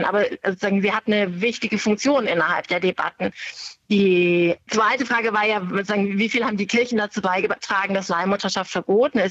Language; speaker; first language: German; native; German